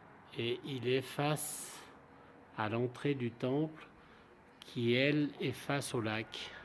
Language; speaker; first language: French; native; French